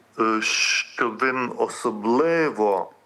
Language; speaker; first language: Ukrainian; non-native, fluent; Lithuanian